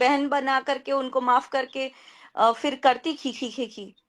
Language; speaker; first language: Hindi; native; Hindi